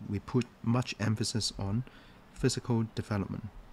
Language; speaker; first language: English; non-native, local second language; Cantonese